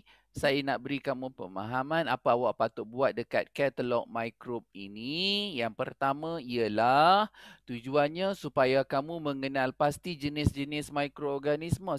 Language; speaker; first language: Malay; native; Malay